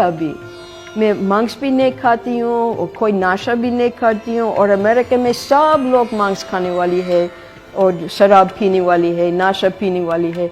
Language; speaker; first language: Hindi; non-native, fluent; English